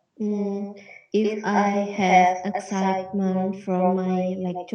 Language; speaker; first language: English; non-native, learner; Indonesian